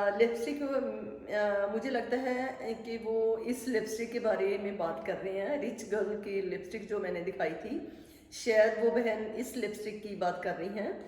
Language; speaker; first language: Hindi; non-native, local second language; Punjabi